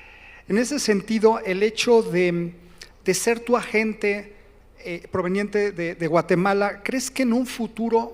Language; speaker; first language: Spanish; native; Spanish